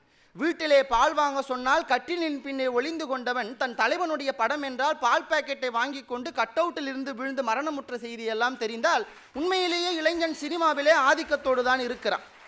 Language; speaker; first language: Tamil; native; Tamil